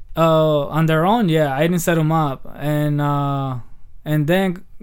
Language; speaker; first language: English; early bilingual, other home language; Spanish